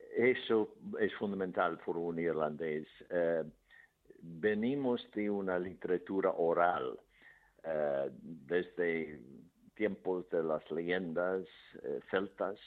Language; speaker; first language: Spanish; non-native, fluent; English